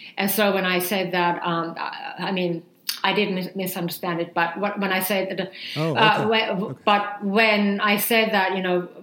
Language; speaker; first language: English; non-native, fluent; Finnish